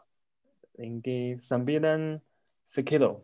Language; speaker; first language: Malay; non-native, local second language; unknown